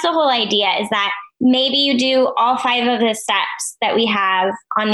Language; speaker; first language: English; native; English